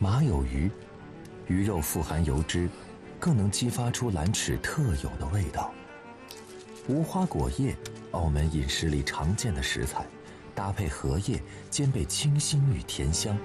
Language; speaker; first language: Chinese; native; Chinese